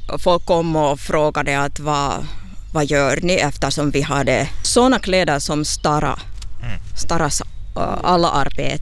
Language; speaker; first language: Swedish; non-native, fluent; Finnish